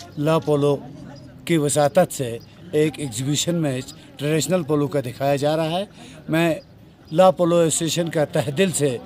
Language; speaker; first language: Hindi; non-native, local second language; Shina